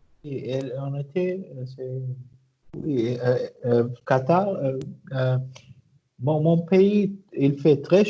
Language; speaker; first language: French; non-native, learner; Arabic